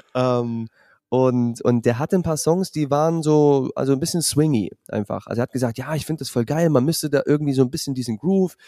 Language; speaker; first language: German; native; German